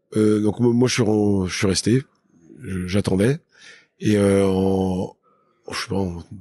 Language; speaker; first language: French; native; French